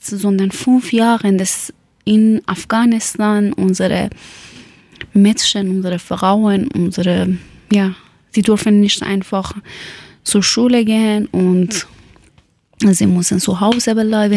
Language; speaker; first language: German; non-native, learner; Persian